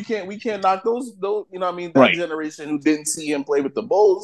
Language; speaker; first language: English; native; English